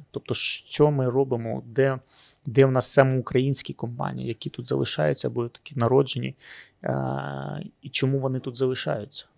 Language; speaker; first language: Ukrainian; native; Ukrainian